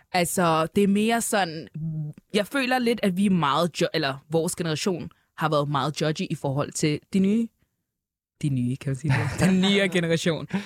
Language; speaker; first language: Danish; early bilingual, other home language; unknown